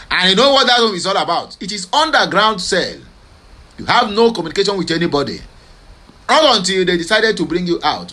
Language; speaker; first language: English; non-native, local second language; Igbo